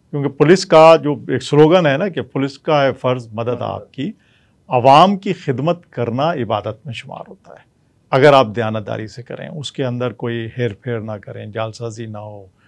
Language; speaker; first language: Urdu; native; Urdu